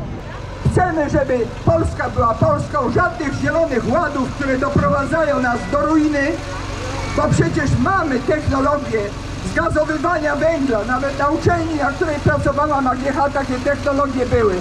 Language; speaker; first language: Polish; native; Polish